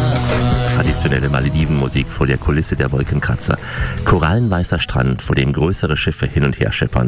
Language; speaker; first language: German; native; German